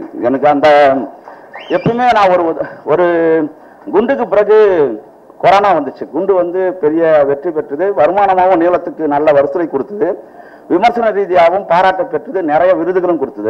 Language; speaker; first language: Tamil; native; Tamil